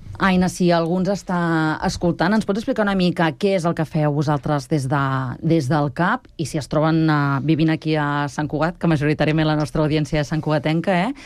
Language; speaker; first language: Catalan; native; Catalan